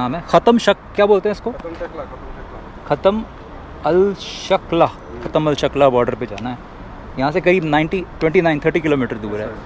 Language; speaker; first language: Hindi; native; Hindi